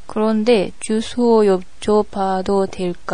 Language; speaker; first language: Korean; non-native, learner; Japanese